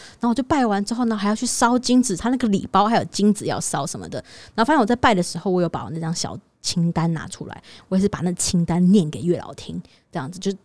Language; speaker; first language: Chinese; native; Chinese